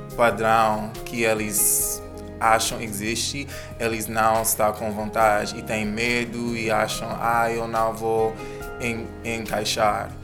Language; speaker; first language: Portuguese; non-native, fluent; English